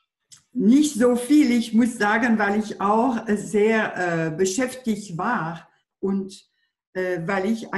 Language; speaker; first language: German; non-native, fluent; French